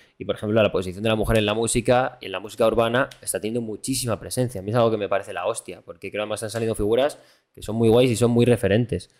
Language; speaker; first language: Spanish; native; Spanish